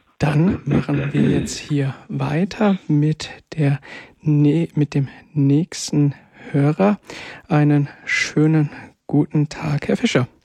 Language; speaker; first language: German; native; German